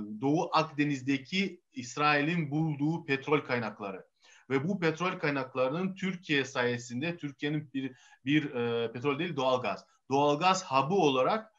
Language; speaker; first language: Turkish; non-native, fluent; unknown